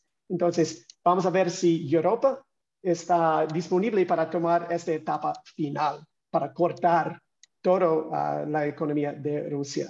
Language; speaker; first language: Spanish; non-native, fluent; English